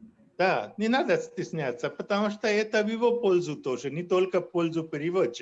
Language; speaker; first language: Russian; non-native, fluent; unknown